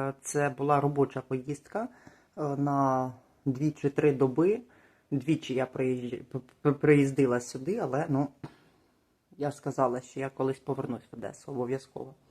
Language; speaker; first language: Ukrainian; non-native, local second language; Russian